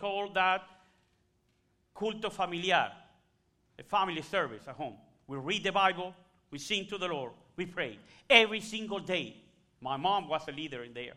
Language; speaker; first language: English; non-native, learner; Spanish